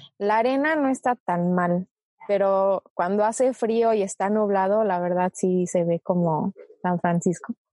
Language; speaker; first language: Spanish; early bilingual, other home language; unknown